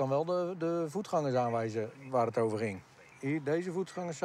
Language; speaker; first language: Dutch; native; Dutch